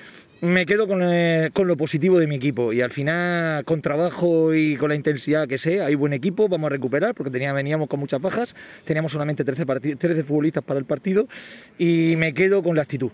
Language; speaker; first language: Spanish; native; Spanish